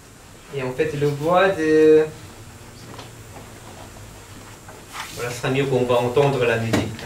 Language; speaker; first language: French; non-native, learner; Korean